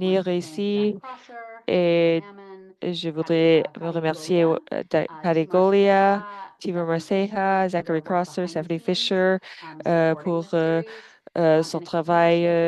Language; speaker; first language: French; non-native, fluent; English